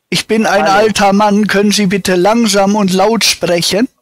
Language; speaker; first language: German; native; German